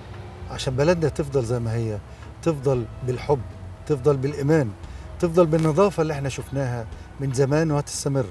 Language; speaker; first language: Arabic; native; Arabic